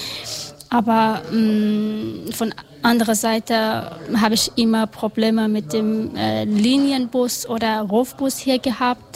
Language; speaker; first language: German; non-native, learner; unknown